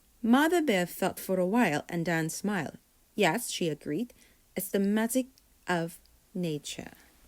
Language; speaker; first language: English; non-native, fluent; Korean